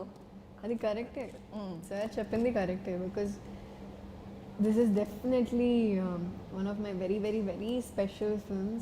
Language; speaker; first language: Telugu; non-native, fluent; Malayalam